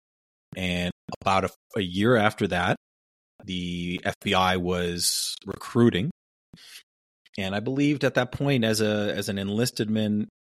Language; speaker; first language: English; early bilingual, other home language; Spanish